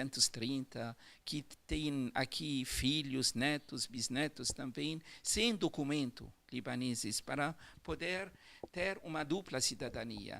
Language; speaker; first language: Portuguese; non-native, fluent; Arabic